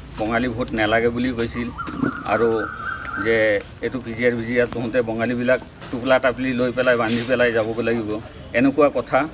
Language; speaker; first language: Assamese; non-native, local second language; Bangla